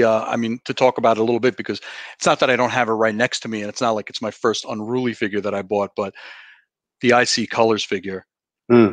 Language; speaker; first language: English; native; English